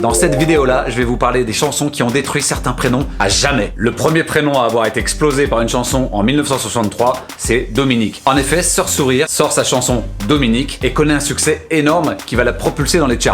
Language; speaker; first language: French; native; French